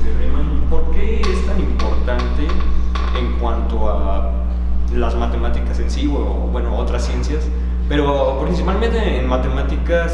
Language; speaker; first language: Spanish; native; Spanish